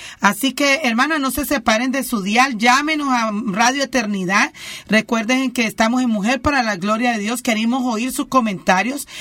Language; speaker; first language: Spanish; native; Spanish